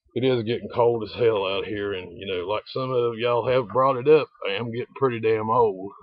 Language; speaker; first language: English; native; English